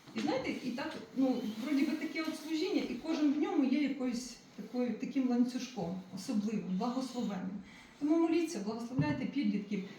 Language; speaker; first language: Ukrainian; non-native, local second language; Russian